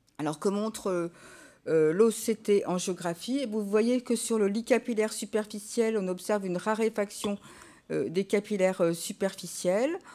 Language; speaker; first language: French; native; French